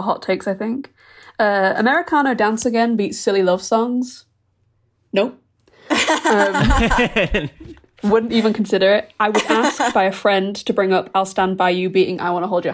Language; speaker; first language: English; native; English